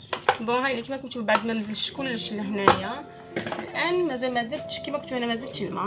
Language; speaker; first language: Arabic; native; Arabic